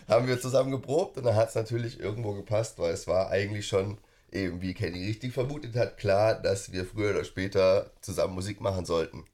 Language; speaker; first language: German; native; German